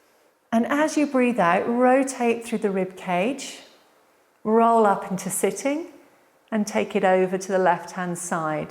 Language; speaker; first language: English; native; English